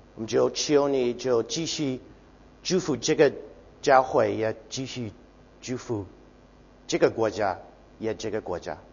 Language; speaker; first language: Chinese; non-native, learner; English